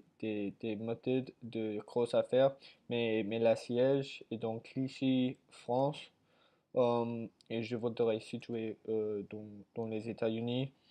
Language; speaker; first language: French; non-native, learner; English